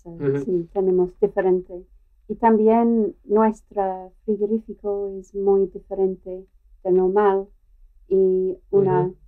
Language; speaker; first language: Spanish; non-native, learner; English